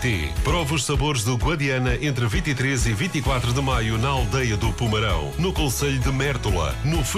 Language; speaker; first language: Portuguese; native; Portuguese